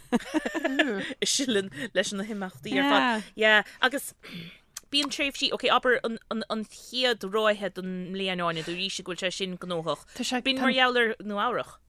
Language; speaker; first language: Irish; native; Irish